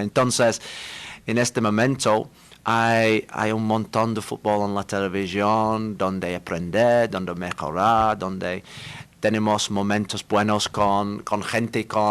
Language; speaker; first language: Spanish; non-native, learner; English